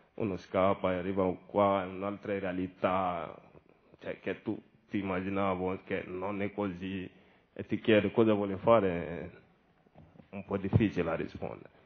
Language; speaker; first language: Italian; non-native, learner; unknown